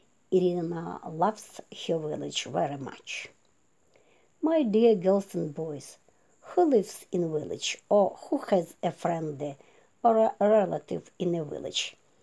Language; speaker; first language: English; non-native, fluent; Ukrainian